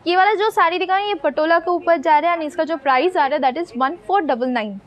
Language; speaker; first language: Hindi; non-native, local second language; Bangla